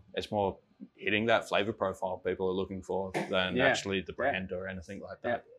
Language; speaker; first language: English; native; English